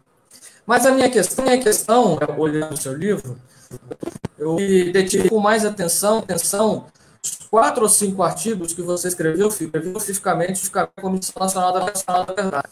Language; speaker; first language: Portuguese; native; Portuguese